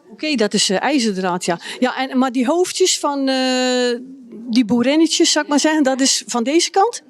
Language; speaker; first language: Dutch; native; Dutch